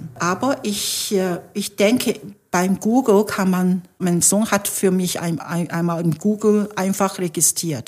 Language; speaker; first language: German; non-native, fluent; Chinese